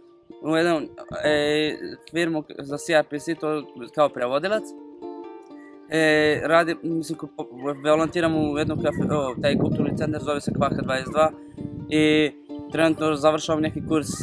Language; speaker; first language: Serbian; non-native, fluent; Kurdish